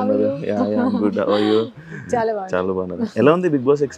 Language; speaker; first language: Telugu; native; Telugu